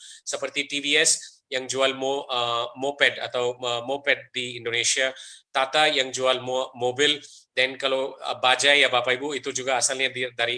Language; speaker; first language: Indonesian; non-native, fluent; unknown